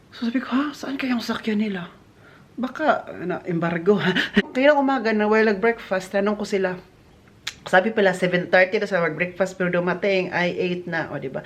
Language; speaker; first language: Filipino; non-native, local second language; Cebuano